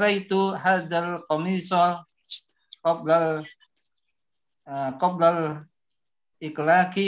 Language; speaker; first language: Arabic; non-native, learner; Indonesian